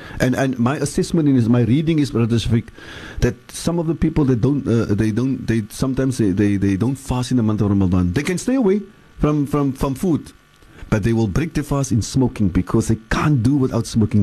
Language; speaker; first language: English; early bilingual, other home language; Afrikaans